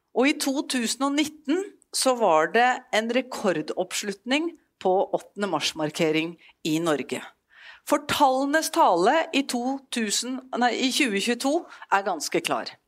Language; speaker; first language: Norwegian; native; Norwegian